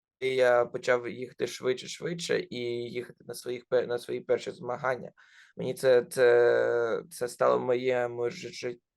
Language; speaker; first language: Ukrainian; non-native, local second language; Russian